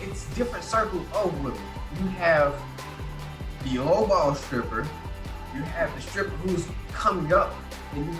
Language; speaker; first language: English; native; English